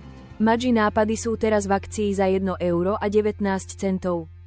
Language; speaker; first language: Slovak; native; Slovak